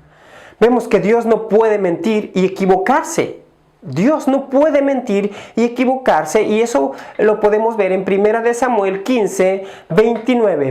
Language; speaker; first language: Spanish; native; Spanish